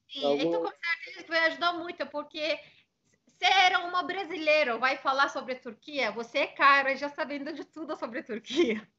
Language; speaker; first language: Portuguese; non-native, fluent; Turkish